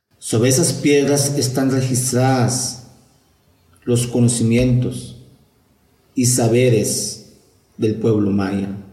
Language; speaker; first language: Spanish; non-native, local second language; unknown